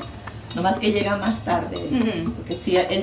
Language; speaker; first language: Spanish; native; Spanish